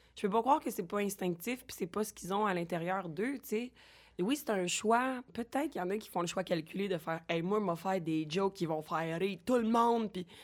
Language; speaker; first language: French; native; French